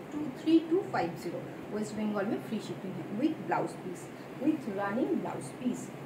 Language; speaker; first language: Hindi; non-native, local second language; Bangla